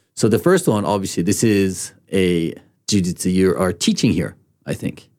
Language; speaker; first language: English; early bilingual, other home language; Danish